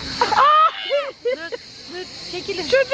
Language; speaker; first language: Turkish; native; Turkish